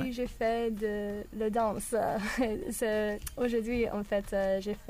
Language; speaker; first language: French; non-native, learner; English